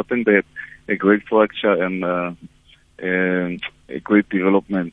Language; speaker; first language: English; non-native, local second language; Tswana